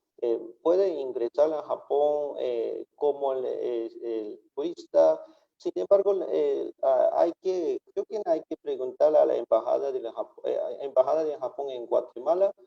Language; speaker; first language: Spanish; non-native, fluent; Japanese